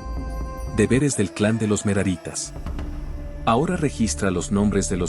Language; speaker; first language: Spanish; native; Spanish